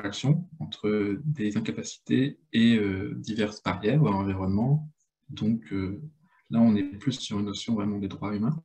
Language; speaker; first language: French; native; French